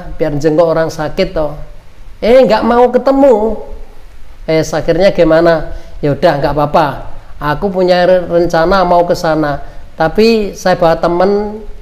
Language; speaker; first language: Indonesian; non-native, local second language; Javanese